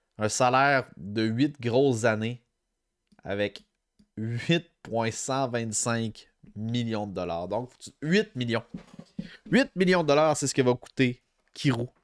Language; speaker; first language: French; native; French